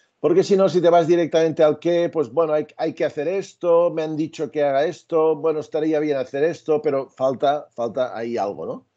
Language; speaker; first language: Spanish; native; Spanish